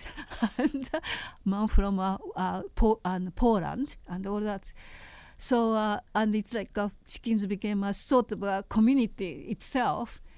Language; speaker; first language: English; non-native, fluent; Japanese